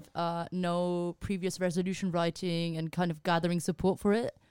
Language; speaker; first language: English; non-native, fluent; Spanish